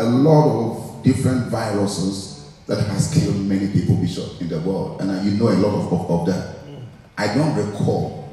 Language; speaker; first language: English; non-native, local second language; Akan